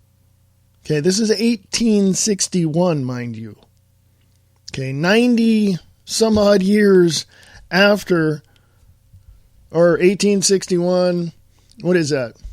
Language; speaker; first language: English; native; English